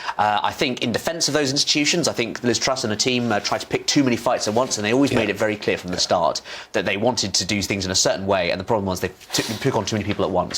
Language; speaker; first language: English; native; English